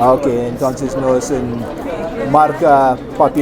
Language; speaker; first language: Spanish; non-native, learner; English